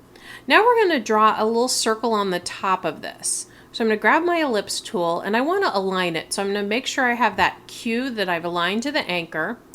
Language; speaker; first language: English; native; English